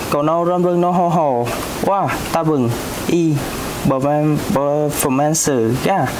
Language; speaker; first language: Japanese; non-native, learner; Vietnamese